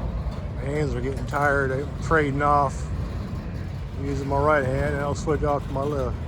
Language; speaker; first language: English; native; English